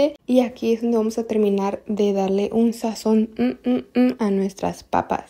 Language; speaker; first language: Spanish; native; Spanish